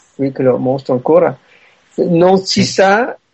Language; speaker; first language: Italian; early bilingual, heritage; Italian